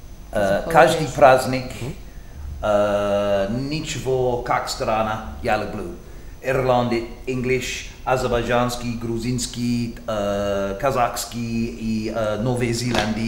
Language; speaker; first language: Russian; non-native, learner; English